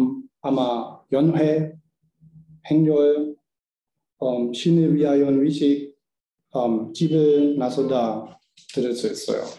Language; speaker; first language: Korean; non-native, learner; German